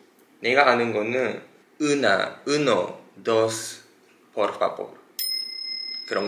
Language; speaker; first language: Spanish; non-native, learner; Japanese